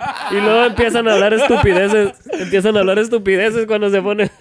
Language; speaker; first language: Spanish; native; Spanish